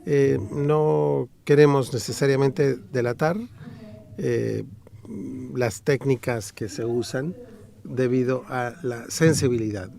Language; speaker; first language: Spanish; native; Spanish